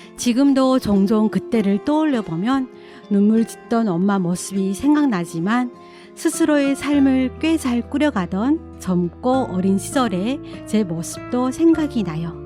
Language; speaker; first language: Korean; non-native, fluent; Chinese